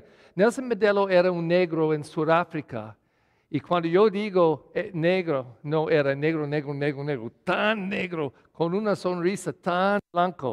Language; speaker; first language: Spanish; non-native, fluent; English